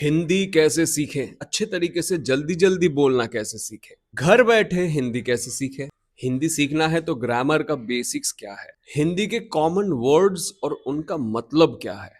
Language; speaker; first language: Hindi; non-native, local second language; Bangla